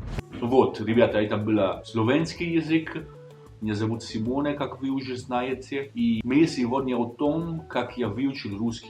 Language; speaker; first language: Russian; non-native, learner; Italian